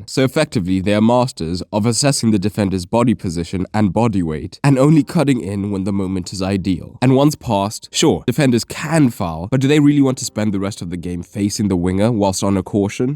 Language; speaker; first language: English; native; English